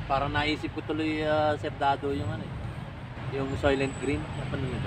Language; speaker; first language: Filipino; native; Filipino